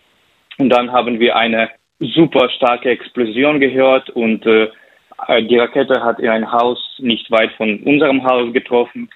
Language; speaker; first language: German; non-native, fluent; Ukrainian